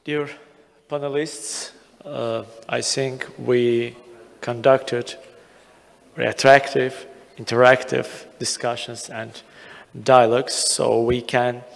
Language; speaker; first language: English; non-native, fluent; Azerbaijani